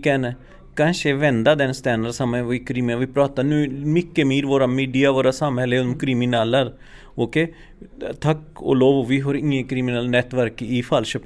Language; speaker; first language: Swedish; non-native, learner; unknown